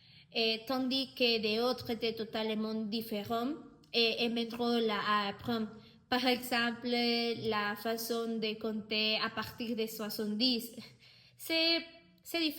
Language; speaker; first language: French; non-native, learner; Spanish